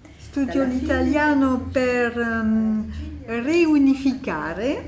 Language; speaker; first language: Italian; non-native, fluent; French